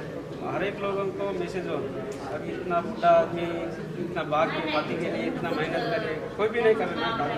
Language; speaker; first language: Hindi; non-native, local second language; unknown